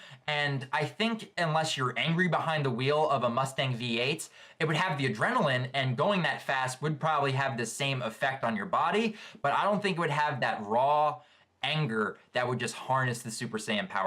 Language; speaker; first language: English; native; English